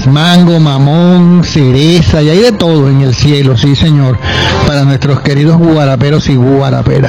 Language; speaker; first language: Spanish; native; Spanish